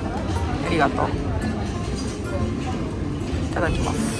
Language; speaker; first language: Japanese; native; Japanese